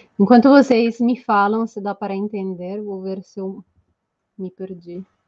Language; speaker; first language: Portuguese; non-native, fluent; Italian